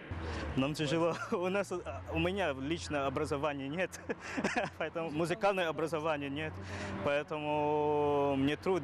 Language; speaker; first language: Russian; non-native, learner; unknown